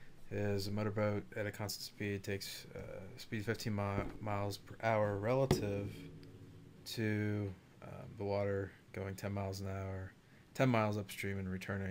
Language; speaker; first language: English; native; English